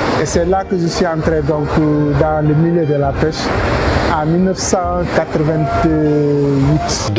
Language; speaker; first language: French; non-native, local second language; Wolof